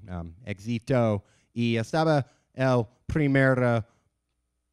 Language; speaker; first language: Spanish; non-native, learner; English